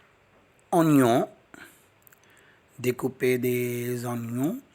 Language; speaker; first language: French; non-native, learner; Tamil